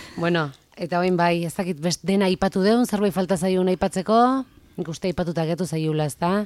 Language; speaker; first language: Basque; native; Basque